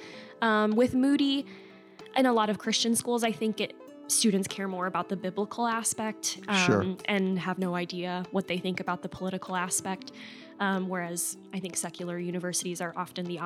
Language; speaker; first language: English; native; English